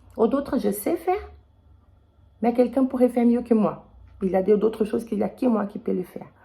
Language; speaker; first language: French; non-native, fluent; Portuguese